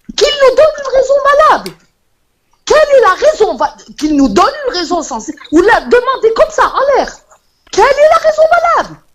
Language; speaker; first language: French; non-native, local second language; Kabyle